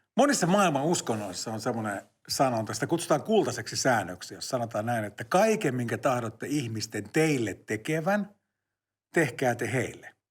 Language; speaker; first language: Finnish; native; Finnish